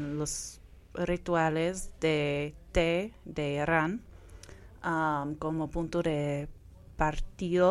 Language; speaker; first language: Spanish; non-native, fluent; English